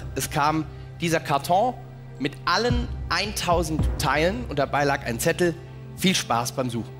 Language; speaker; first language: German; native; German